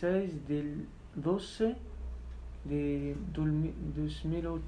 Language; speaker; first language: Spanish; non-native, learner; Berber languages